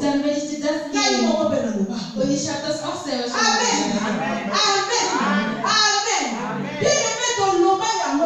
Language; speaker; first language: German; non-native, fluent; Lingala